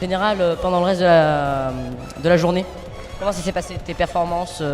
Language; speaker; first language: French; native; French